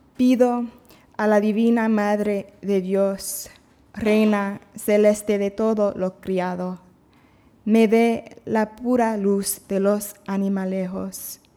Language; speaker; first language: Spanish; non-native, learner; English